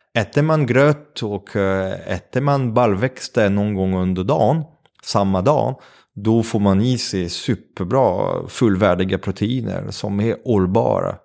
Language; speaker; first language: Swedish; non-native, fluent; French